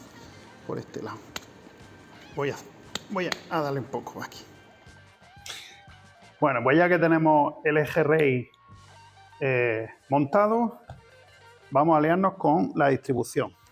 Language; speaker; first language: Spanish; native; Spanish